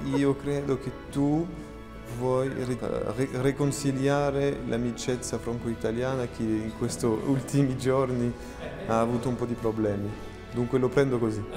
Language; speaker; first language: Italian; non-native, fluent; French